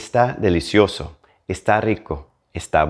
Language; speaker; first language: Spanish; non-native, fluent; English